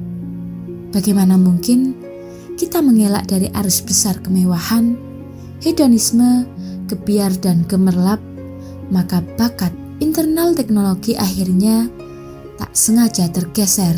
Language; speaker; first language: Indonesian; native; Indonesian